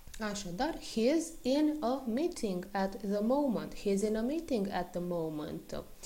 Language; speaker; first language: English; non-native, fluent; Romanian